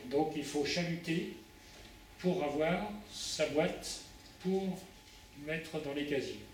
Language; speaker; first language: French; native; French